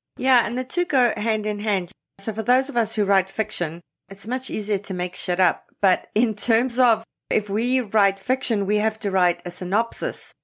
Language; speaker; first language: English; native; English